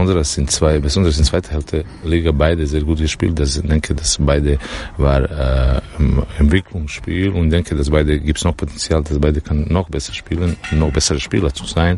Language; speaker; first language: German; non-native, learner; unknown